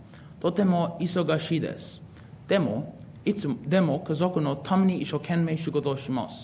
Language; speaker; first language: Japanese; non-native, learner; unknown